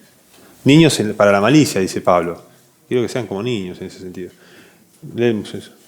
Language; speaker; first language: Spanish; native; Spanish